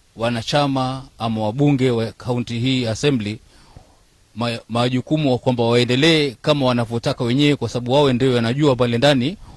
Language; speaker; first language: Swahili; native; Swahili